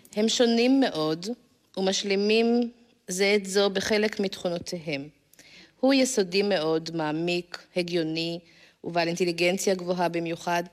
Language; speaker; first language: Hebrew; native; Hebrew